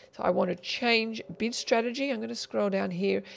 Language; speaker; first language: English; native; English